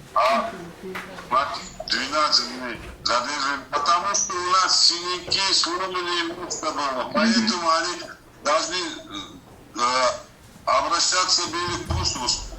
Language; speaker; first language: Russian; non-native, learner; Uzbek